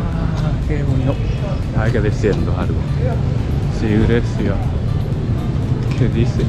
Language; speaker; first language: Spanish; non-native, learner; Japanese